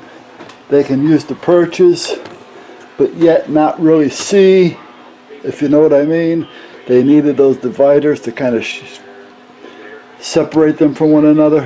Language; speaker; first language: English; native; English